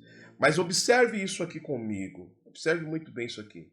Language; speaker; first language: Portuguese; native; Portuguese